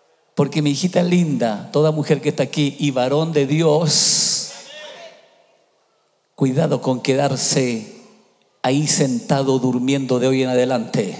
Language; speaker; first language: Spanish; native; Spanish